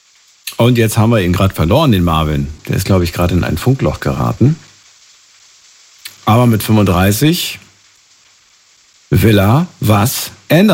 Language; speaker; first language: German; native; German